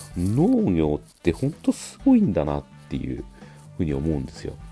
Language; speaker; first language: Japanese; native; Japanese